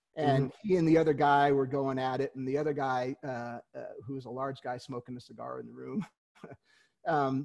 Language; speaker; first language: English; native; English